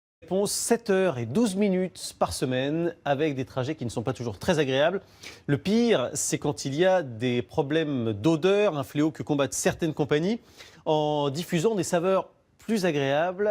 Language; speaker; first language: French; native; French